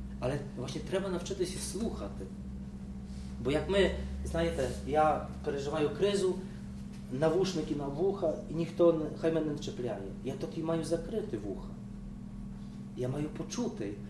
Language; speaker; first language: Ukrainian; non-native, fluent; Polish